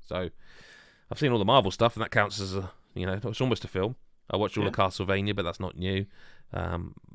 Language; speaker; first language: English; native; English